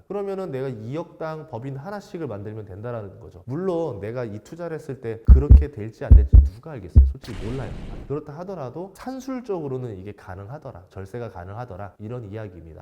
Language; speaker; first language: Korean; native; Korean